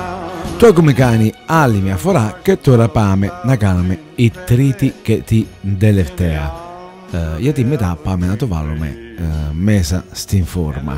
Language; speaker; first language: Greek; non-native, learner; Italian